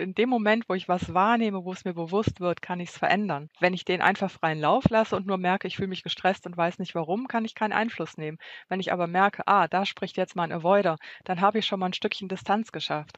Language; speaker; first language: German; native; German